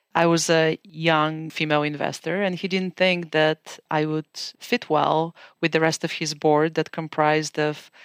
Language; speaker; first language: English; non-native, fluent; Bulgarian